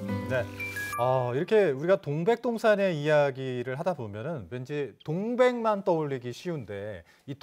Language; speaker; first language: Korean; native; Korean